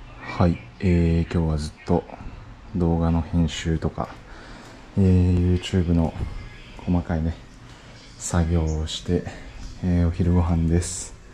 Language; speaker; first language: Japanese; native; Japanese